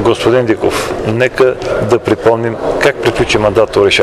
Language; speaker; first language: Bulgarian; native; Bulgarian